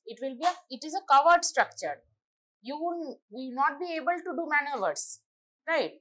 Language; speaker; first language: English; non-native, local second language; Bangla